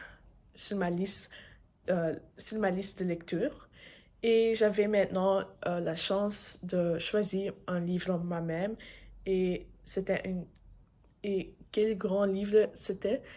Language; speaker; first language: French; non-native, learner; English